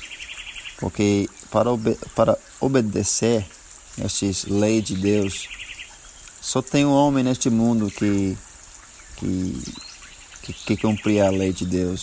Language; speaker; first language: Portuguese; non-native, learner; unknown